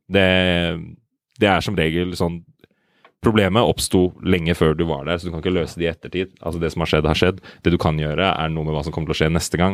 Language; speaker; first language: Norwegian; early bilingual, other home language; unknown